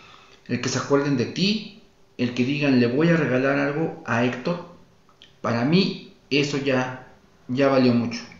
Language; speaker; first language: Spanish; native; Spanish